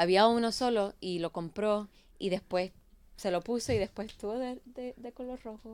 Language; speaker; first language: Spanish; early bilingual, heritage; Spanish